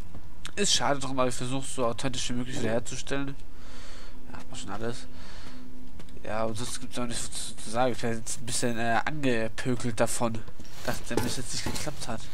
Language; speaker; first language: German; native; German